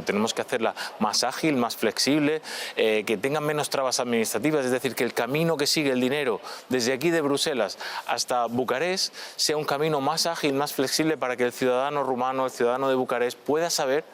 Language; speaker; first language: Spanish; native; Spanish